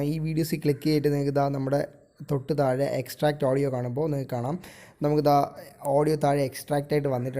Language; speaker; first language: Malayalam; native; Malayalam